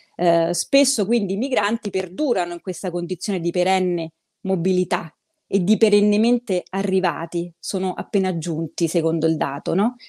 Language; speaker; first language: Italian; native; Italian